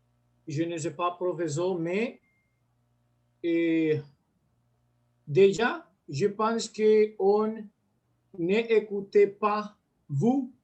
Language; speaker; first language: French; non-native, learner; Spanish